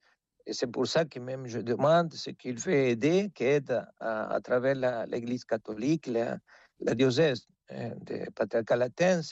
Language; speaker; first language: French; non-native, fluent; Spanish